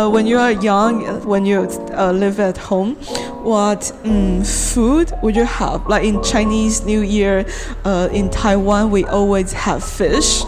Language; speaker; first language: English; non-native, learner; Chinese